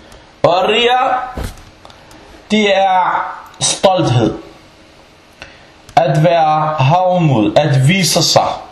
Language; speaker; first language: Danish; early bilingual, other home language; Arabic